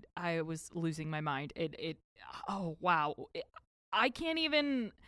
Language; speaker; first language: English; early bilingual, other home language; Polish